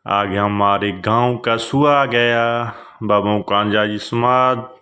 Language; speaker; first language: Hindi; non-native, local second language; Punjabi